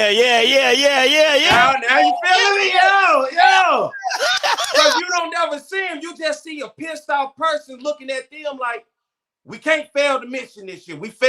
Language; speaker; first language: English; native; English